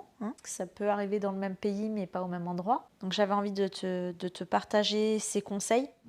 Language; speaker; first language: French; native; French